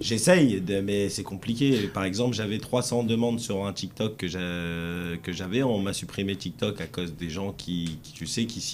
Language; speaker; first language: French; native; French